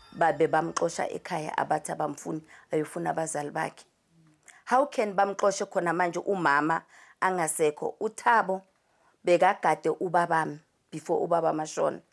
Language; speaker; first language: Zulu; native; Zulu